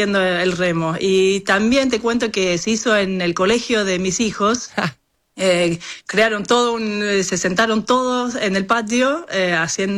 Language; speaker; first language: Spanish; non-native, fluent; Norwegian